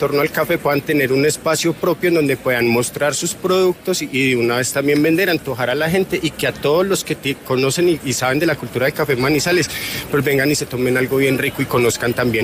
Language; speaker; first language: Spanish; native; Spanish